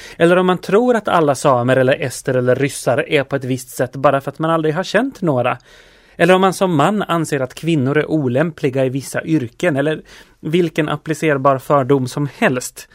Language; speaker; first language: Swedish; native; Swedish